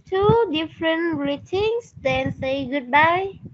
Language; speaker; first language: English; non-native, learner; Vietnamese